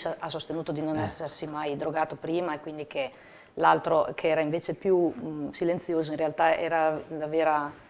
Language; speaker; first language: Italian; native; Italian